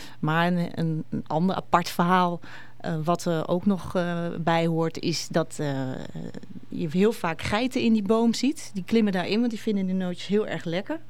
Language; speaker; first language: Dutch; native; Dutch